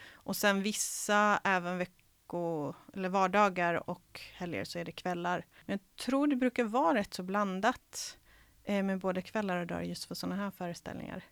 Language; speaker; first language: Swedish; early bilingual, other home language; Serbian